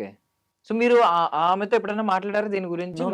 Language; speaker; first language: Telugu; native; Telugu